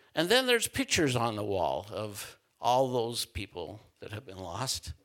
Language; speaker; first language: English; native; English